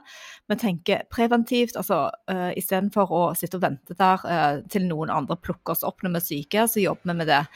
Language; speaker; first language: Norwegian; native; Norwegian